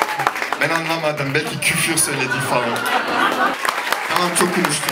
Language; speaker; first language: Turkish; non-native, fluent; French